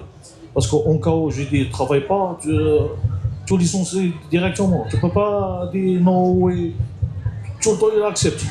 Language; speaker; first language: French; non-native, learner; Arabic